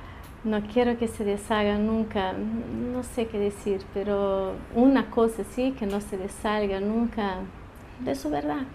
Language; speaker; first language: Spanish; early bilingual, heritage; Portuguese